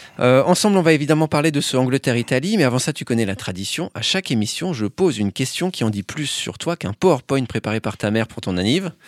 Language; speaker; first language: French; native; French